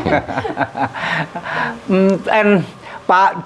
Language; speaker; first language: English; non-native, learner; Indonesian